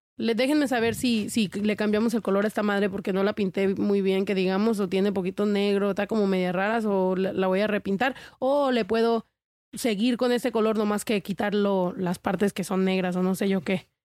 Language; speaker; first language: Spanish; early bilingual, heritage; Spanish